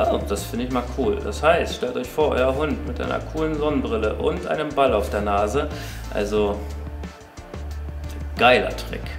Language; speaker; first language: German; native; German